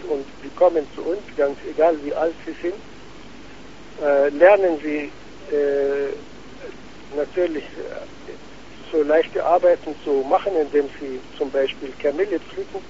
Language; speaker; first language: German; non-native, fluent; Arabic